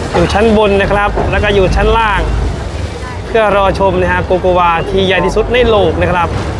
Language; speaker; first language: Thai; native; Thai